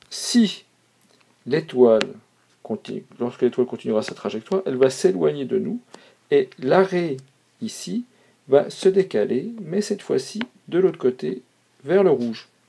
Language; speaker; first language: French; native; French